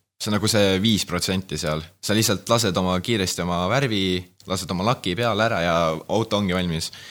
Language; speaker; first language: Estonian; native; Estonian